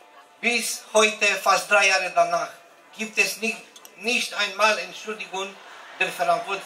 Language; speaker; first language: German; non-native, learner; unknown